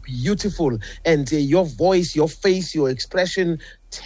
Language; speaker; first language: English; non-native, local second language; Zulu